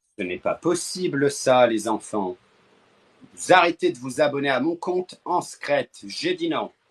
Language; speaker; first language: French; native; French